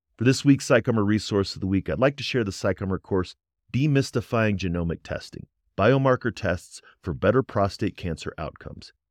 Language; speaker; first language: English; native; English